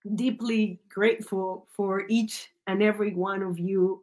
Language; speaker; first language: English; early bilingual, other home language; Spanish